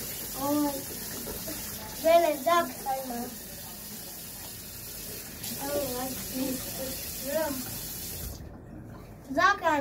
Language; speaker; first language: German; early bilingual, other home language; Urdu